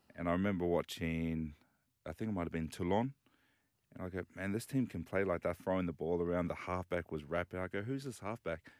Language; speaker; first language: English; native; English